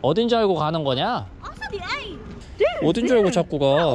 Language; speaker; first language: Korean; native; Korean